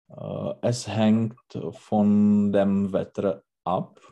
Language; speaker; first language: German; non-native, learner; Czech